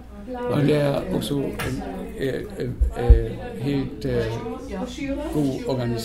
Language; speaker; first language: Norwegian; non-native, learner; German